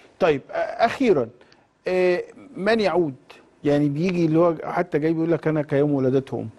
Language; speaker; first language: Egyptian Arabic; native; Egyptian Arabic